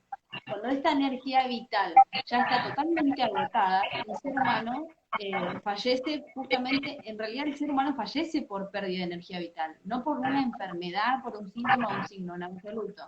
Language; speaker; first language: Spanish; native; Spanish